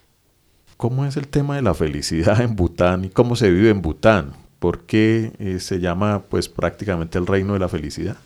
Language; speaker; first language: Spanish; native; Spanish